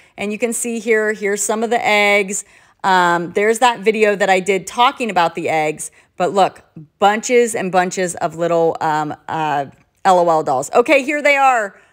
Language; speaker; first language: English; native; English